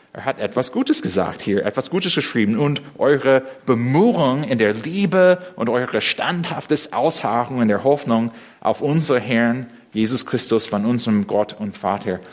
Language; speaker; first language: German; non-native, fluent; English